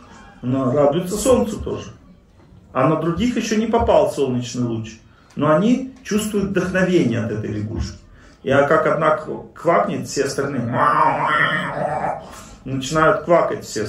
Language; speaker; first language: Russian; native; Russian